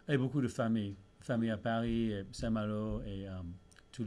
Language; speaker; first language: French; early bilingual, heritage; English